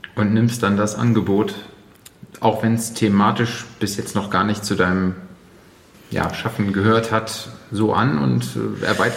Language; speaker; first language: German; native; German